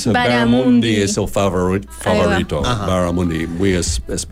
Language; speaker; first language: Spanish; non-native, learner; English